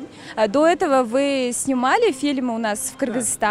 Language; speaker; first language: Russian; non-native, local second language; Kyrgyz